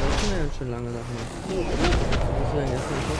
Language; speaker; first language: German; native; German